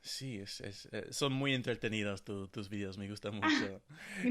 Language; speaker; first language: Spanish; non-native, fluent; English